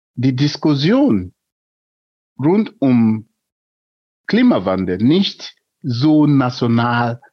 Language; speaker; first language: German; non-native, fluent; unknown